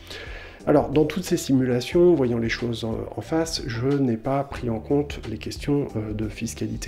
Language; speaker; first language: French; native; French